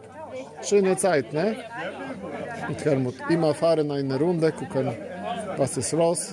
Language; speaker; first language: German; non-native, learner; Polish